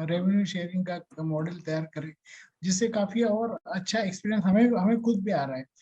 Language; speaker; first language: Hindi; non-native, local second language; Marathi